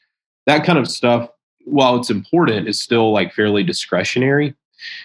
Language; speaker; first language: English; native; English